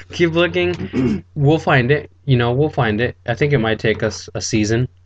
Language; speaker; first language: English; early bilingual, other home language; Spanish